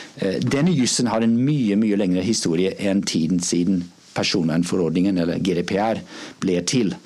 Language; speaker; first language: Norwegian; non-native, fluent; English